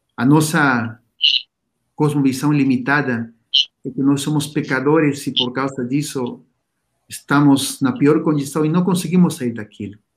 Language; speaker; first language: Portuguese; non-native, fluent; Spanish